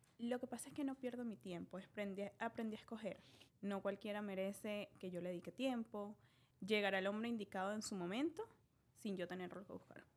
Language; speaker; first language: Spanish; native; Spanish